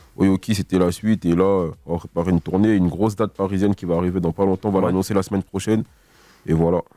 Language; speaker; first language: French; early bilingual, other home language; Lingala